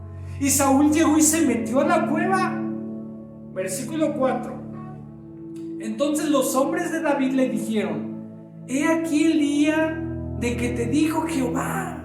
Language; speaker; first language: Spanish; native; Spanish